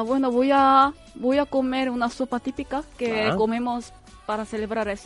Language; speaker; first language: Spanish; non-native, fluent; Korean